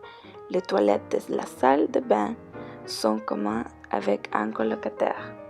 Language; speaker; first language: French; non-native, learner; Spanish